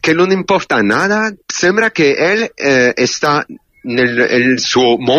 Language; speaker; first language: Spanish; non-native, learner; French